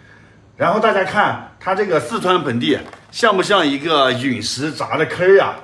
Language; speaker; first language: Chinese; native; Chinese